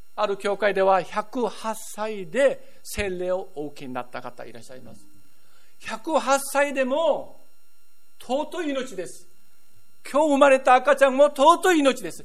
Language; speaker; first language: Japanese; non-native, fluent; Korean